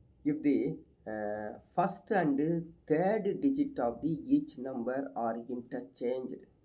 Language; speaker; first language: English; non-native, local second language; Tamil